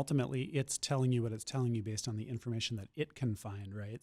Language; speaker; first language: English; native; English